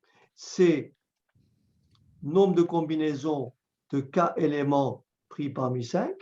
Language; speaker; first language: French; native; French